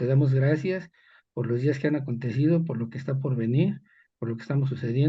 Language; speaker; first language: Spanish; native; Spanish